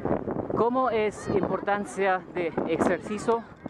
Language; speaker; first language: Spanish; non-native, learner; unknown